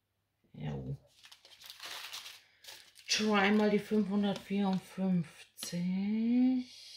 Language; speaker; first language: German; native; German